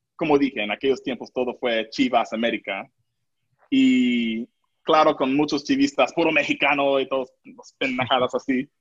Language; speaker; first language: Spanish; non-native, local second language; English